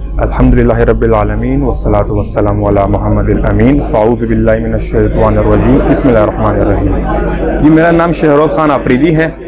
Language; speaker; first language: Urdu; non-native, local second language; Pashto